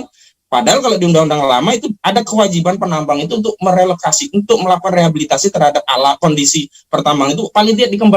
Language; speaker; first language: Indonesian; native; Indonesian